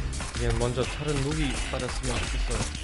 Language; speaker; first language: Korean; non-native, fluent; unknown